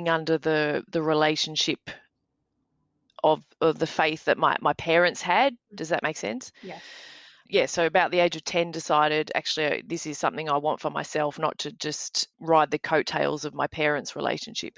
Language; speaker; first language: English; native; English